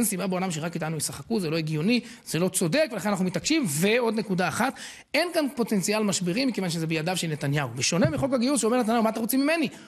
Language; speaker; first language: Hebrew; native; Hebrew